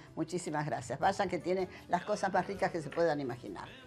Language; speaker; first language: Spanish; native; Spanish